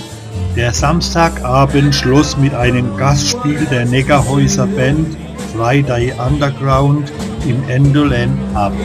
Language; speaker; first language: German; native; German